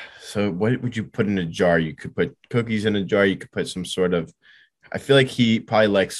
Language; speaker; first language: English; native; English